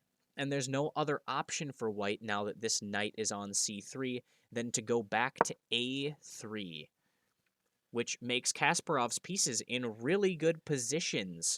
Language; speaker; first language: English; native; English